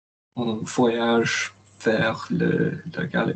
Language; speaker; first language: French; non-native, learner; English